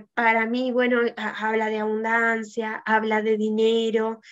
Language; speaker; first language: Spanish; native; Spanish